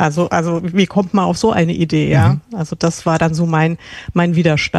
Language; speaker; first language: German; native; German